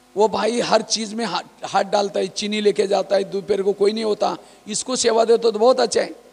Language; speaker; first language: Hindi; non-native, local second language; Marathi